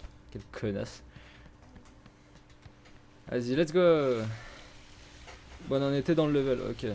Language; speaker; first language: French; native; French